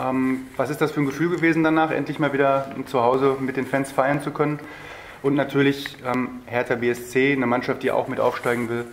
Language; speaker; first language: German; native; German